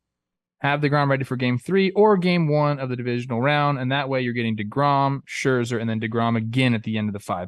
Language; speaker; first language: English; native; English